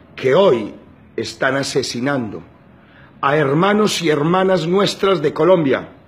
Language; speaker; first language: Spanish; native; Spanish